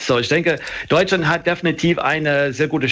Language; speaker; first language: German; non-native, fluent; English